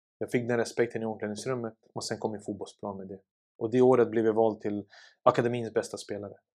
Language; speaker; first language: Swedish; early bilingual, other home language; Serbian